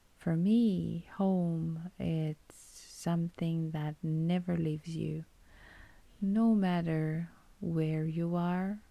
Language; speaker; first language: English; non-native, fluent; Romanian